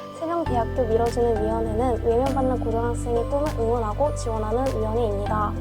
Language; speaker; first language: Korean; native; Korean